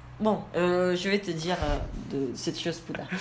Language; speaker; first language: French; non-native, learner; Indonesian